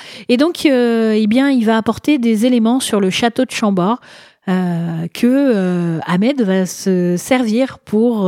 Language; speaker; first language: French; native; French